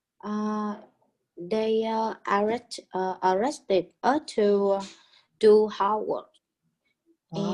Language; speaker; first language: English; non-native, learner; Vietnamese